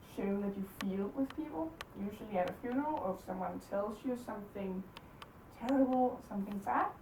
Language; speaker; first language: English; non-native, fluent; Danish